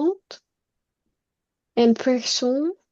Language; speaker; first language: French; non-native, learner; Spanish